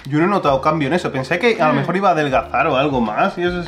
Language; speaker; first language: Spanish; native; Spanish